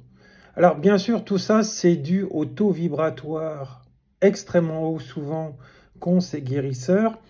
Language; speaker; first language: French; native; French